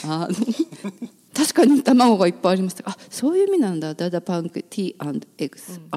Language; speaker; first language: Japanese; native; Japanese